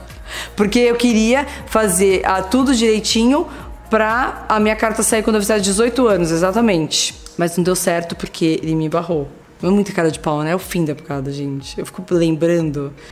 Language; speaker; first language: Portuguese; native; Portuguese